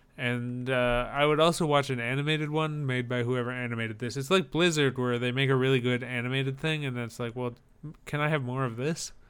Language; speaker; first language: English; native; English